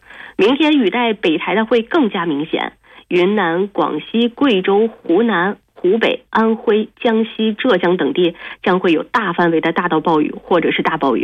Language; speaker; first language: Chinese; native; Chinese